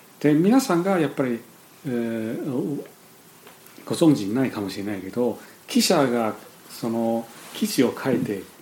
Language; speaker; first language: Japanese; non-native, fluent; Chinese